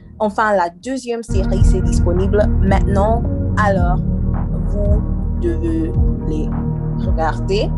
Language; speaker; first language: French; non-native, learner; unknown